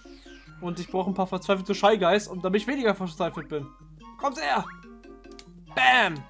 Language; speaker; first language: German; native; German